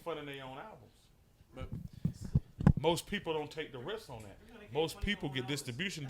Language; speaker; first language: English; native; English